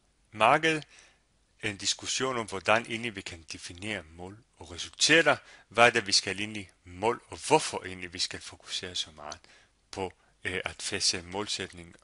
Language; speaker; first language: Danish; non-native, fluent; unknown